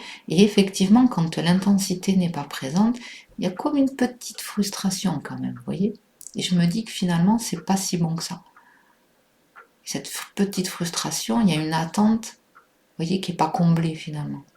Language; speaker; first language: French; native; French